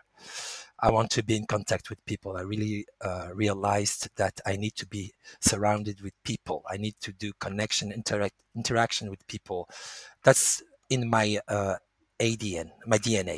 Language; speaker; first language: English; non-native, fluent; French